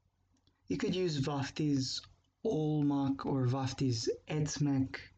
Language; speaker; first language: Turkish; non-native, fluent; English